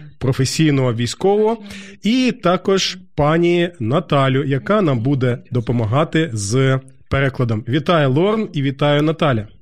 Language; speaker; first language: Ukrainian; native; Ukrainian